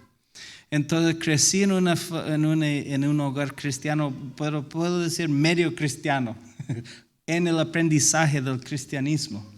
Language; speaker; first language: Spanish; non-native, fluent; English